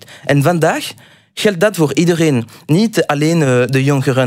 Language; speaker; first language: Dutch; non-native, local second language; French